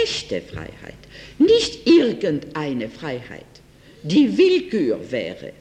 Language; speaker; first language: German; non-native, fluent; French